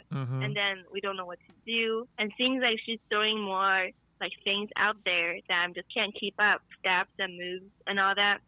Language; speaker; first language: English; non-native, fluent; Chinese